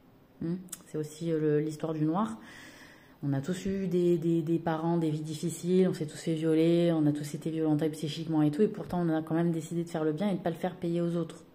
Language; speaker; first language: French; native; French